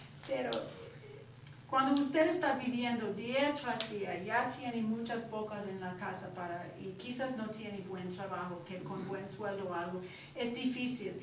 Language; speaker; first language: Spanish; non-native, fluent; English